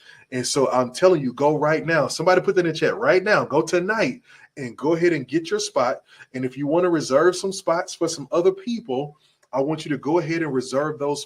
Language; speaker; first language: English; native; English